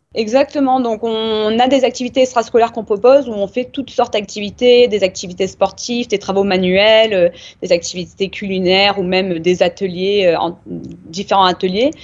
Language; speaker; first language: French; native; French